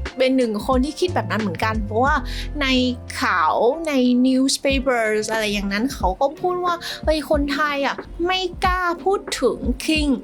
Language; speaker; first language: Thai; non-native, fluent; Vietnamese